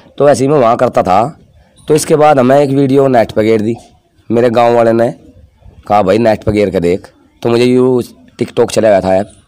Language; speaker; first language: Hindi; native; Hindi